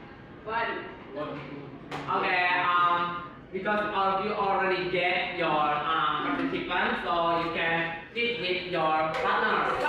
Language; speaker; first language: English; non-native, learner; Indonesian